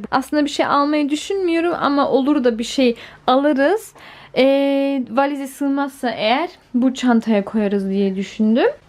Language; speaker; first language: Turkish; early bilingual, heritage; Turkish